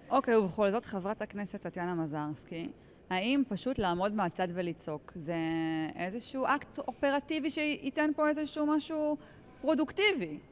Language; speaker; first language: Hebrew; native; Hebrew